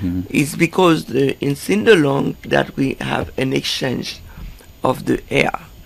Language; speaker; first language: English; non-native, fluent; Haitian Creole